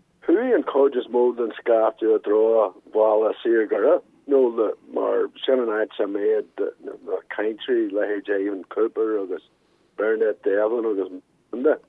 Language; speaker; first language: Irish; non-native, local second language; English